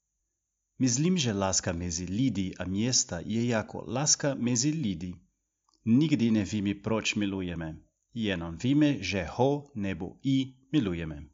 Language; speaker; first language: Czech; non-native, learner; Portuguese